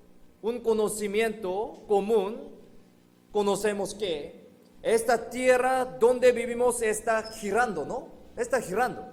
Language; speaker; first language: Spanish; non-native, fluent; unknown